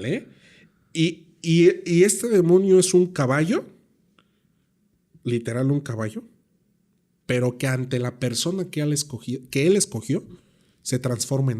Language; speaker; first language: Spanish; native; Spanish